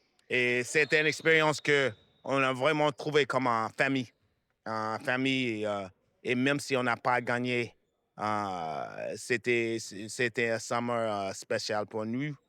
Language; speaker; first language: French; non-native, fluent; English